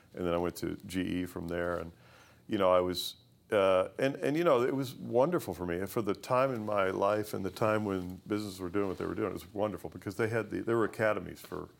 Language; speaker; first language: English; native; English